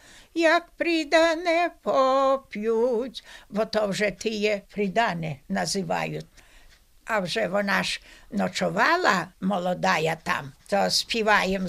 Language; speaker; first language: Ukrainian; native; Ukrainian